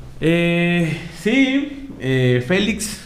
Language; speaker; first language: Spanish; native; Spanish